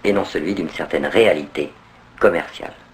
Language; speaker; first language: French; native; French